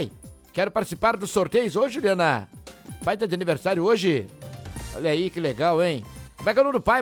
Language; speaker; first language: Portuguese; native; Portuguese